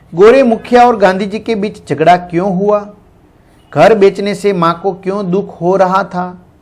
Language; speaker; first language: Hindi; non-native, local second language; Gujarati